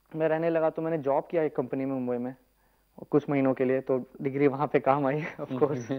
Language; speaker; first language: Hindi; non-native, local second language; Urdu